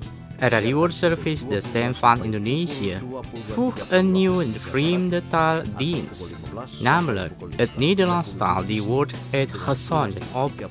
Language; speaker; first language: Dutch; non-native, learner; Indonesian